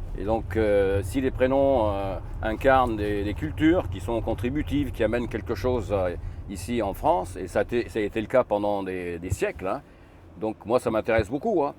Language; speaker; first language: French; non-native, fluent; Arabic